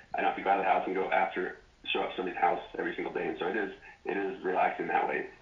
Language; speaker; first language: English; native; English